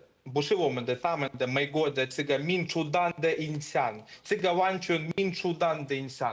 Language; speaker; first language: Chinese; non-native, fluent; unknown